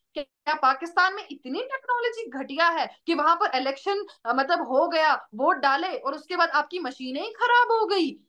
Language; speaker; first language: Hindi; non-native, local second language; Kashmiri